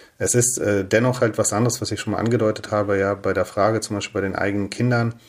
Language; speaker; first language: German; early bilingual, other home language; Russian